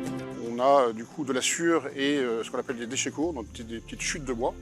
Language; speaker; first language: French; native; French